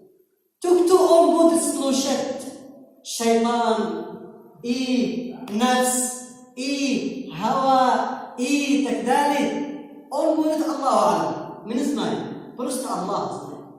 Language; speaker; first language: Russian; non-native, learner; Arabic